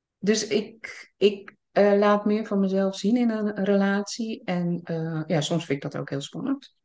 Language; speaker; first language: Dutch; early bilingual, other home language; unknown